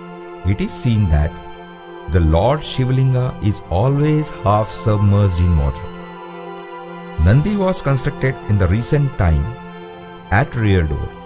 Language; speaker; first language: English; non-native, local second language; Marathi